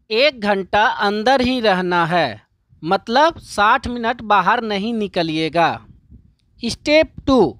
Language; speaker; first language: Hindi; native; Hindi